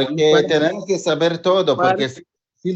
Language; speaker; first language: Spanish; non-native, learner; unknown